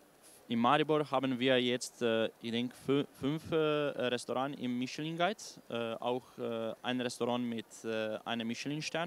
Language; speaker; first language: German; non-native, learner; Slovenian